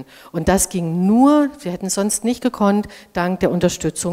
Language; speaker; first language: German; native; German